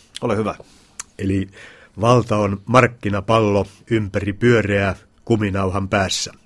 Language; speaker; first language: Finnish; native; Finnish